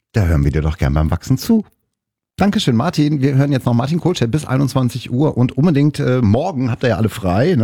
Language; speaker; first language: German; native; German